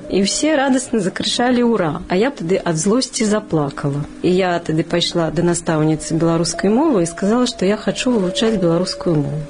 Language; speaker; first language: Belarusian; non-native, local second language; Russian